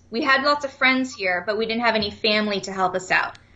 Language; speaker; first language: English; native; English